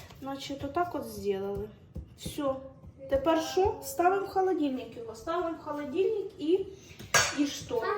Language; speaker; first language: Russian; non-native, local second language; Ukrainian